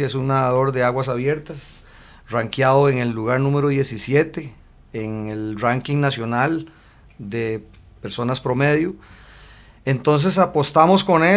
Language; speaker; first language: Spanish; native; Spanish